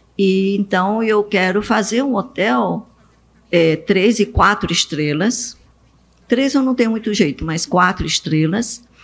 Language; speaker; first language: Portuguese; early bilingual, other home language; Japanese